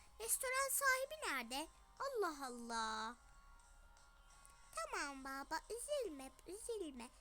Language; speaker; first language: Turkish; early bilingual, other home language; Arabic